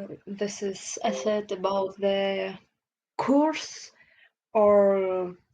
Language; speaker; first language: English; non-native, learner; Russian